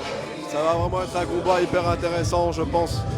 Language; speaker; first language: French; native; French